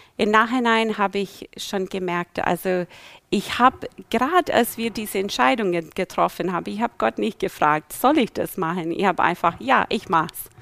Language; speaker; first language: German; non-native, fluent; English